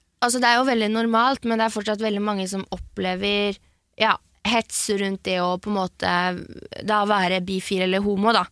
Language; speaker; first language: Norwegian; early bilingual, other home language; French